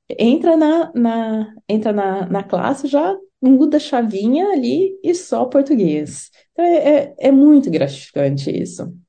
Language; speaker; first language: Portuguese; native; Portuguese